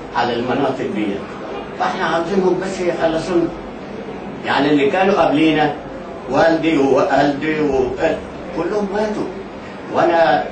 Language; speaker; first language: Egyptian Arabic; non-native, local second language; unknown